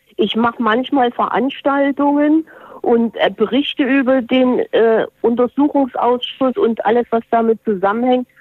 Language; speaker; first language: German; native; German